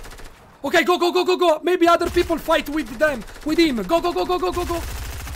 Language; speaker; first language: English; non-native, learner; Italian